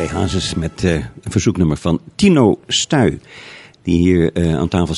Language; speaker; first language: Dutch; native; Dutch